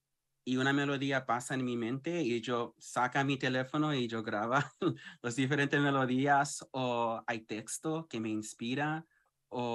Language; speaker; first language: Spanish; early bilingual, heritage; English